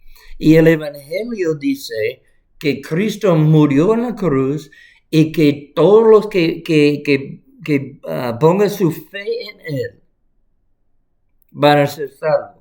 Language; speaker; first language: Spanish; non-native, fluent; English